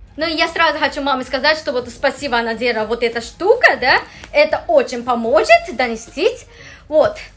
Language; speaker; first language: Russian; non-native, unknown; Japanese